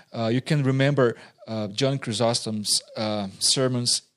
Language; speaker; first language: English; non-native, fluent; Portuguese